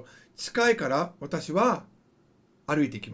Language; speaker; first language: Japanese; non-native, fluent; English